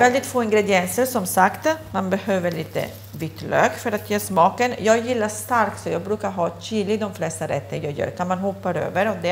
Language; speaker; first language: Swedish; non-native, fluent; Italian